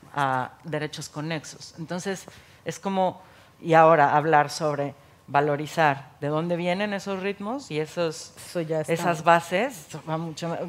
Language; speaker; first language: Spanish; native; Spanish